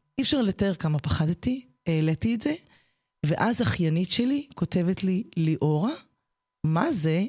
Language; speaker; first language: Hebrew; native; Hebrew